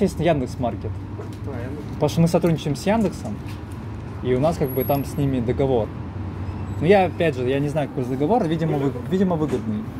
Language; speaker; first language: Russian; native; Russian